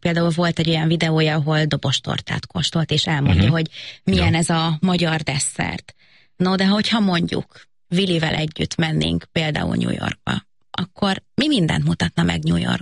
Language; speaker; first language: Hungarian; native; Hungarian